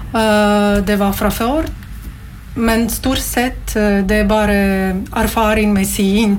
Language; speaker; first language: Norwegian; non-native, learner; Latvian